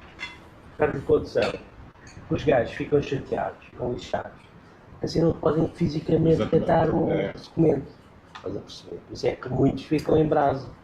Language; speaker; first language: Portuguese; native; Portuguese